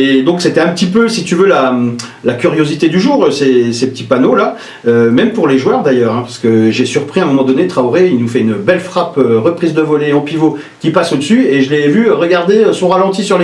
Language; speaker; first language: French; native; French